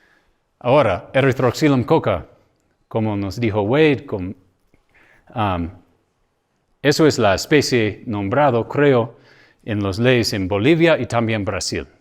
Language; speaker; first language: Spanish; non-native, fluent; English